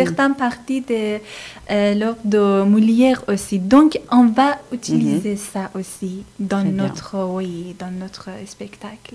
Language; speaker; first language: French; non-native, fluent; Persian